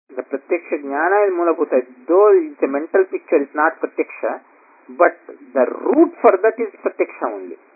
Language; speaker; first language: English; non-native, local second language; Kannada